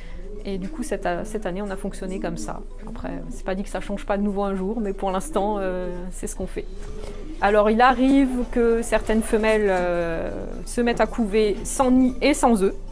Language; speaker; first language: French; native; French